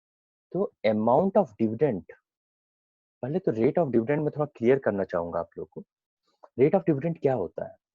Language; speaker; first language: Hindi; native; Hindi